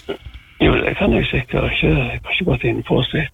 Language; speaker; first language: Norwegian; native; Norwegian